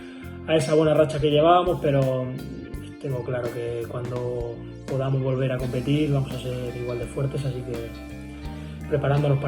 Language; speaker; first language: Spanish; native; Spanish